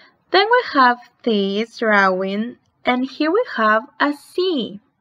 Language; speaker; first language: English; non-native, fluent; Spanish